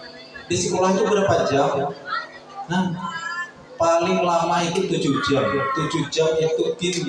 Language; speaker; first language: Indonesian; non-native, local second language; Banjar